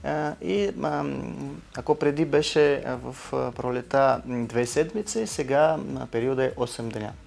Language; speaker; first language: Bulgarian; non-native, learner; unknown